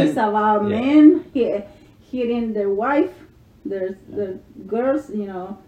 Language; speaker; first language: English; non-native, learner; Spanish